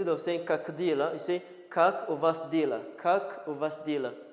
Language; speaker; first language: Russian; non-native, learner; Kinyarwanda